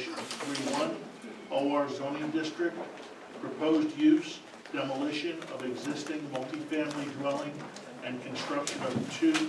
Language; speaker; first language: English; native; English